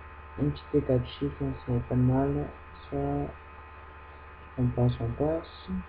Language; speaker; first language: French; native; French